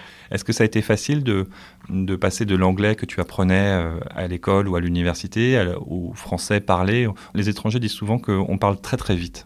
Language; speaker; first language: French; native; French